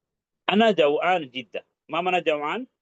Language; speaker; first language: Arabic; non-native, fluent; Urdu